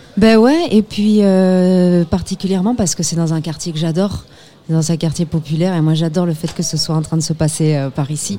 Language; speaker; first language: French; early bilingual, other home language; Spanish